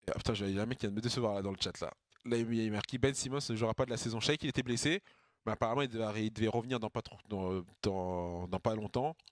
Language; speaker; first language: French; native; French